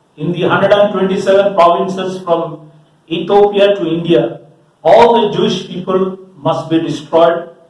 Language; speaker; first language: English; non-native, local second language; Malayalam